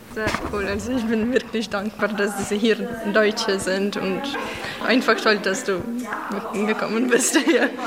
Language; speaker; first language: German; non-native, learner; Ukrainian